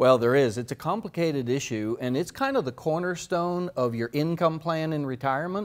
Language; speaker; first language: English; native; English